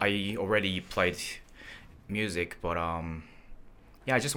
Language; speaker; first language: English; non-native, fluent; Japanese